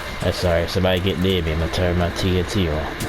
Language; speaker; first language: English; native; English